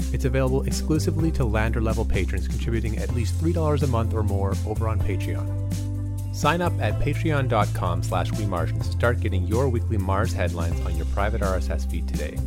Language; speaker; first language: English; native; English